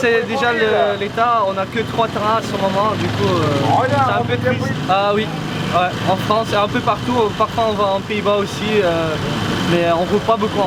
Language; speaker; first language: French; non-native, local second language; Dutch